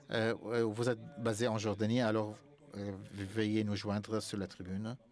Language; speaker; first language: French; non-native, fluent; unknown